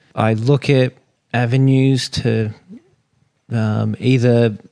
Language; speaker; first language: English; native; English